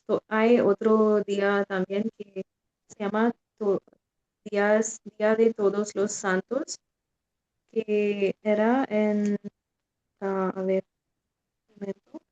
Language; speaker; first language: Spanish; non-native, fluent; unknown